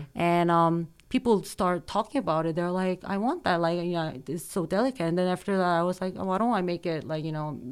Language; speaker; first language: English; early bilingual, other home language; Korean